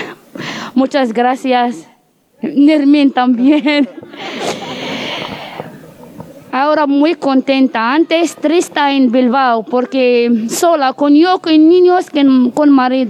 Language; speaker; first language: Spanish; non-native, learner; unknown